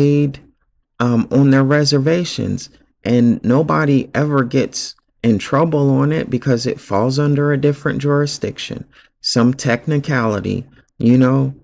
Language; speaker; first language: English; native; English